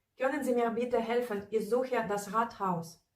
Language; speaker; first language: German; non-native, local second language; Ukrainian